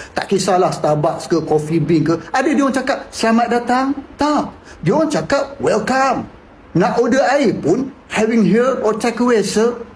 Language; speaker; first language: Malay; native; Malay